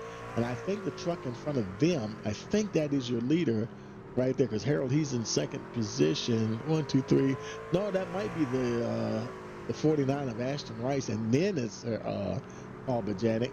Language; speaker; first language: English; native; English